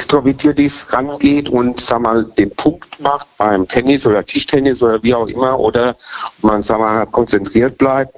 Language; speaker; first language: German; native; German